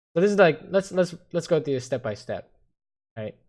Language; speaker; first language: English; native; English